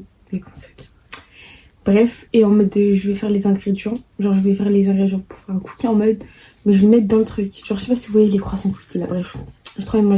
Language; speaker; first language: French; native; French